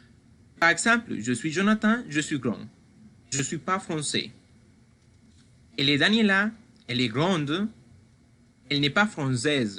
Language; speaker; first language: French; non-native, fluent; Spanish